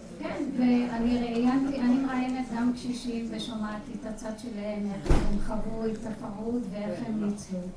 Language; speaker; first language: Hebrew; native; Hebrew